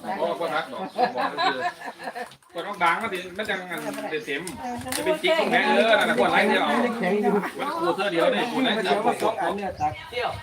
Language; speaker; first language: Thai; non-native, local second language; Lao